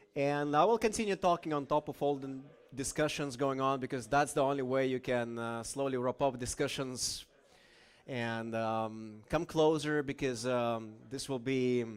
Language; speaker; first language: English; non-native, fluent; Lithuanian